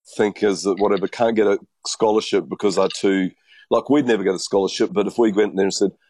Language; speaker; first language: English; native; English